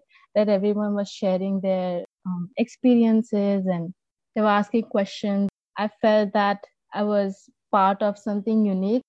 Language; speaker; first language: English; non-native, local second language; Marathi